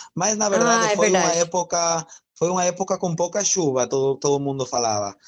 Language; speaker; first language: Portuguese; non-native, learner; Spanish